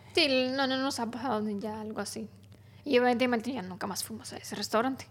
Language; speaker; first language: Spanish; non-native, fluent; Romanian